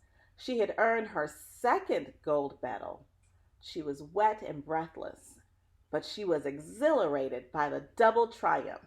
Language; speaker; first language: English; native; English